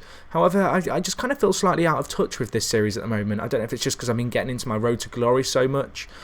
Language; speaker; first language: English; native; English